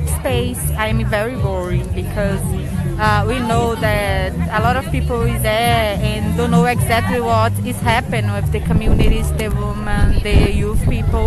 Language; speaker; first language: English; non-native, fluent; Portuguese